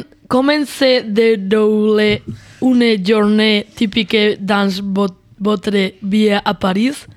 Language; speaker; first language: French; non-native, learner; Spanish